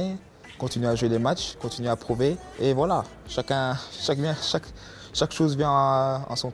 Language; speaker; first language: French; early bilingual, other home language; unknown